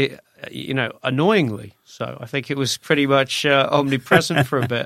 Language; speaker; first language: English; native; English